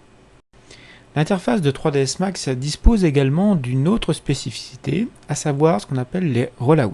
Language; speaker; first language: French; native; French